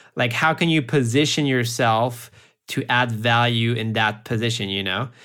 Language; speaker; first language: English; early bilingual, heritage; French